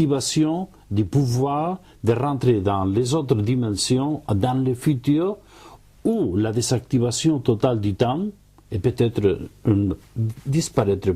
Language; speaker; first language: French; non-native, fluent; Spanish